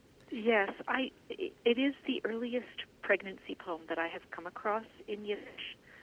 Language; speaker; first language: English; native; English